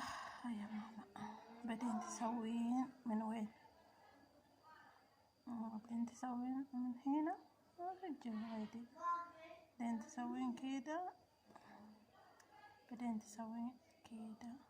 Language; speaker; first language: Arabic; non-native, learner; Oromo